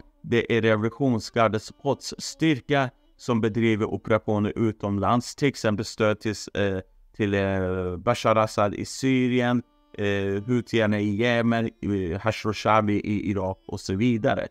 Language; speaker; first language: Swedish; non-native, fluent; Persian